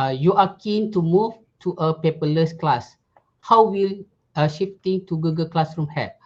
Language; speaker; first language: English; non-native, local second language; Malay